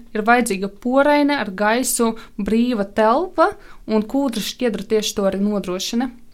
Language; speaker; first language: Latvian; non-native, local second language; Russian